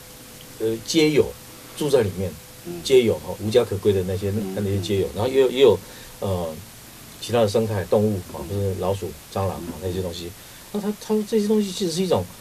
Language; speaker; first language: Chinese; native; Chinese